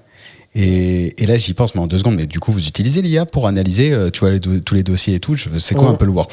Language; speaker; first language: French; native; French